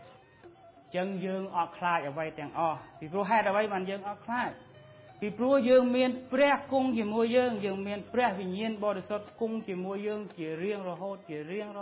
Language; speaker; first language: Khmer; native; Khmer